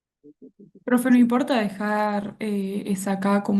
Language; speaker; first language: Spanish; native; Spanish